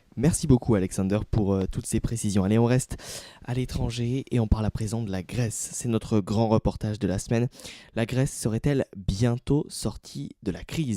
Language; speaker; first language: French; native; French